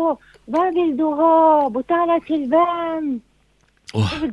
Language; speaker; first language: Swedish; non-native, learner; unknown